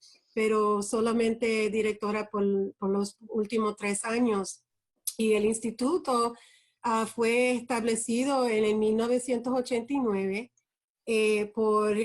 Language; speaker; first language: Spanish; early bilingual, heritage; Spanish